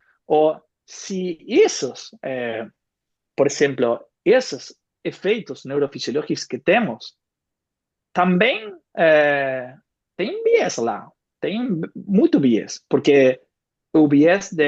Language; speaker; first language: Portuguese; non-native, fluent; Spanish